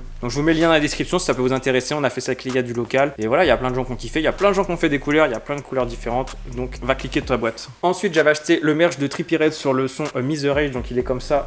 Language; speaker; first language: French; native; French